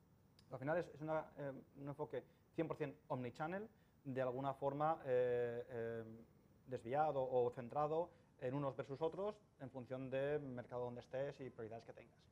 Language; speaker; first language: Spanish; native; Spanish